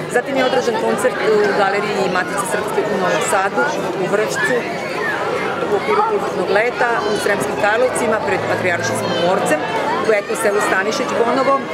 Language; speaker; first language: Serbian; native; Serbian